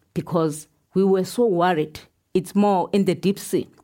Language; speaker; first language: English; non-native, local second language; Xhosa